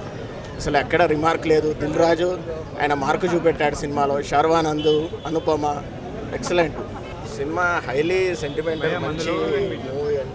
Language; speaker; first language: Telugu; native; Telugu